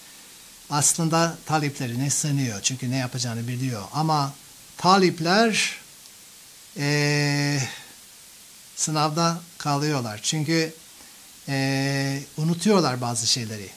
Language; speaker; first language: Turkish; non-native, fluent; English